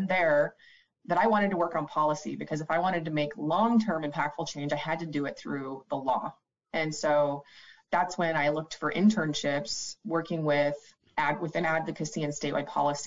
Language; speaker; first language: English; native; English